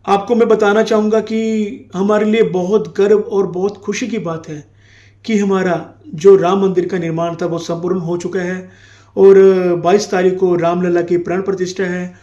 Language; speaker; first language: Hindi; non-native, local second language; Punjabi